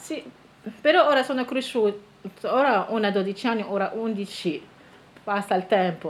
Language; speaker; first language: Italian; non-native, learner; Arabic